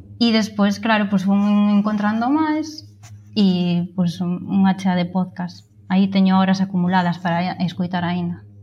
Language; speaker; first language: Galician; native; Galician